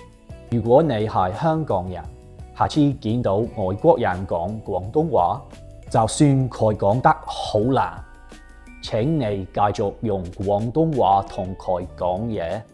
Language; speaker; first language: Cantonese; non-native, fluent; English